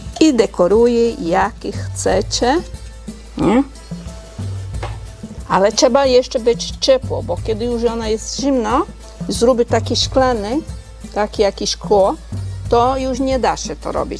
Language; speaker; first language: Polish; non-native, learner; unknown